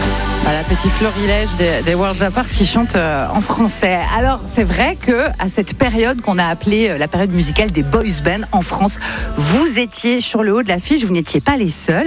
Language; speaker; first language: French; native; French